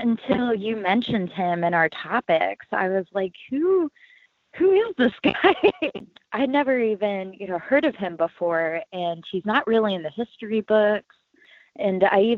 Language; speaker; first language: English; native; English